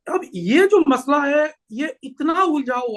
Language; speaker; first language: Hindi; native; Hindi